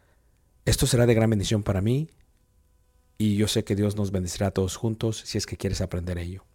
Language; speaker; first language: Spanish; native; Spanish